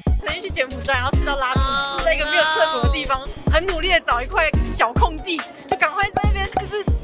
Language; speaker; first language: Chinese; native; Chinese